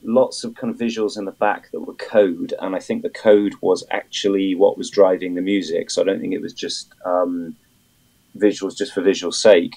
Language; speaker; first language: English; native; English